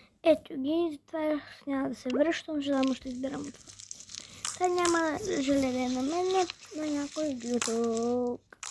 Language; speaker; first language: Bulgarian; early bilingual, heritage; Bulgarian